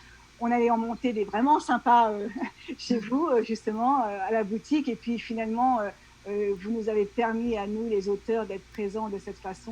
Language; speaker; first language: French; native; French